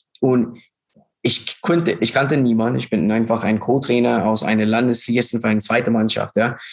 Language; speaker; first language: German; non-native, fluent; English